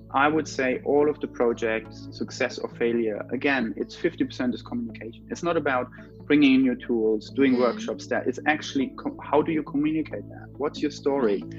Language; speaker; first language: English; non-native, fluent; German